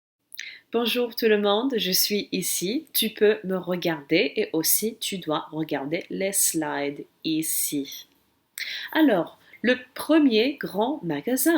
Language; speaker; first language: French; non-native, fluent; English